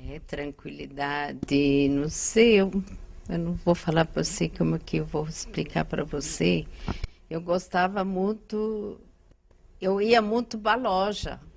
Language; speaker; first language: Portuguese; non-native, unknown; Arabic